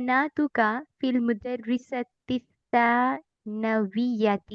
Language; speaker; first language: Arabic; non-native, learner; Urdu